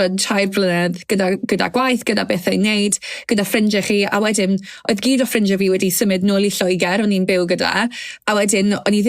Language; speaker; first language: Welsh; native; Welsh